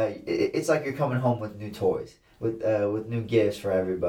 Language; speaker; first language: English; early bilingual, other home language; Assyrian Neo-Aramaic